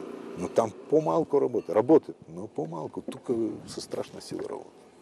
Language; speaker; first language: Bulgarian; non-native, fluent; Russian